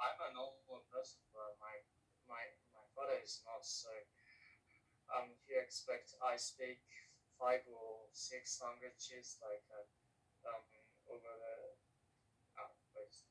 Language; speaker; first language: English; non-native, learner; Korean